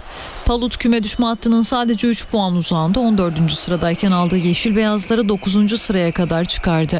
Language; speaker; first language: Turkish; native; Turkish